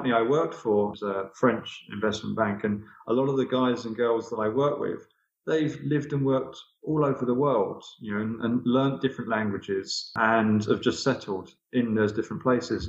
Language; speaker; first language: English; native; English